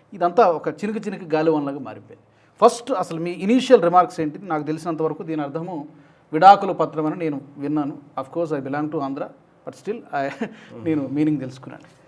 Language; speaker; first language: Telugu; native; Telugu